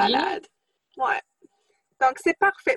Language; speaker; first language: French; non-native, fluent; English